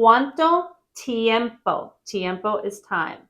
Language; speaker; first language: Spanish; non-native, learner; English